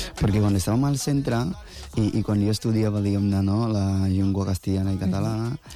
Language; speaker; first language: Catalan; non-native, fluent; Akan